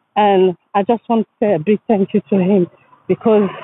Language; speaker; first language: English; non-native, fluent; French